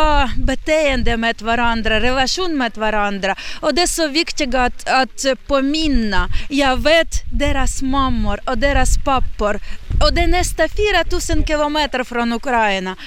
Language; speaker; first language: Swedish; non-native, learner; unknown